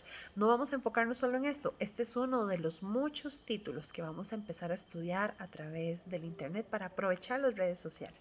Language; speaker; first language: Spanish; native; Spanish